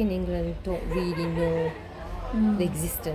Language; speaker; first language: English; native; English